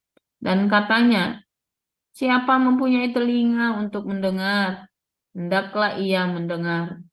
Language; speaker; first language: Indonesian; native; Indonesian